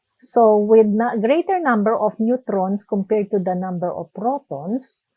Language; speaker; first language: English; non-native, local second language; Filipino